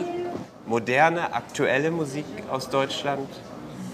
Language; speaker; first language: German; native; German